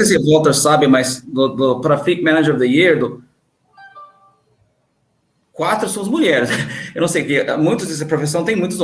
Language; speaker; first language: Portuguese; non-native, learner; English